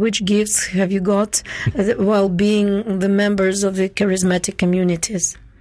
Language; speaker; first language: English; non-native, fluent; Ukrainian